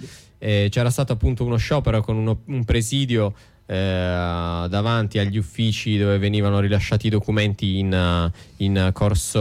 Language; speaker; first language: Italian; native; Italian